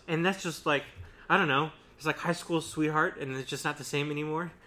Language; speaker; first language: English; early bilingual, other home language; Spanish